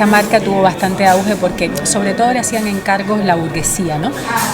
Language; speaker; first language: Spanish; native; Spanish